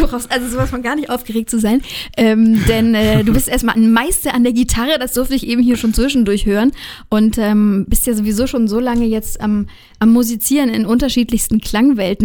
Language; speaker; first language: German; native; German